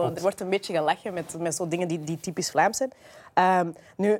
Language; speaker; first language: Dutch; native; Dutch